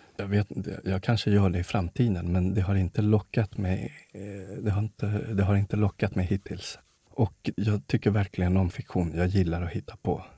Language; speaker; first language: Swedish; early bilingual, other home language; Spanish